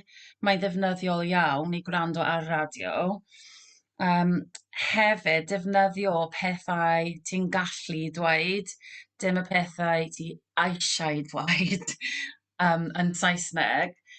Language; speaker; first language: Welsh; non-native, local second language; English